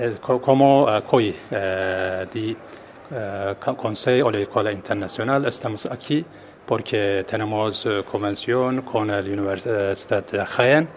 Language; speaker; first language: Spanish; non-native, learner; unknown